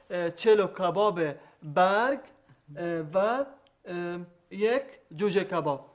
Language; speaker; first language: Persian; non-native, learner; Arabic